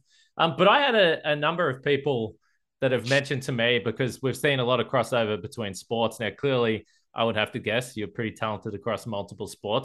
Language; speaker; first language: English; native; English